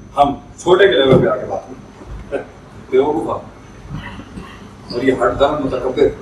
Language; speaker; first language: Urdu; non-native, local second language; Punjabi